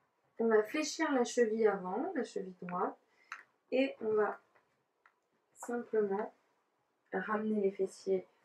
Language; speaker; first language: French; native; French